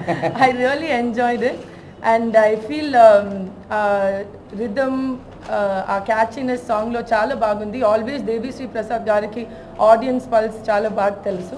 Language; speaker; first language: Telugu; non-native, local second language; Tamil